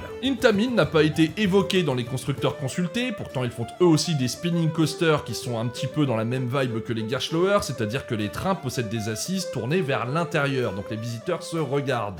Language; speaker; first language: French; native; French